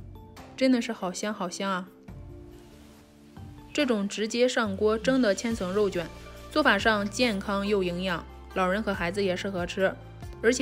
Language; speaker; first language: Chinese; native; Chinese